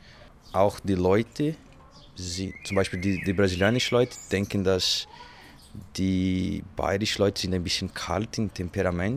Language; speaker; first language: German; non-native, learner; Portuguese